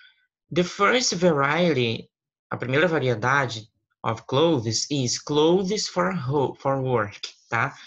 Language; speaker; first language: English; non-native, fluent; Portuguese